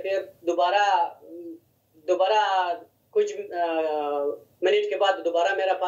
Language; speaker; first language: Hindi; non-native, learner; Hazaragi